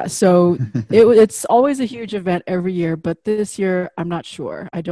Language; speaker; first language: English; non-native, fluent; Indonesian